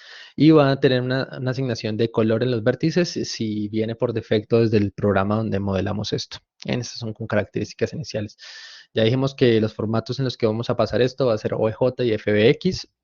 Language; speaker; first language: Spanish; native; Spanish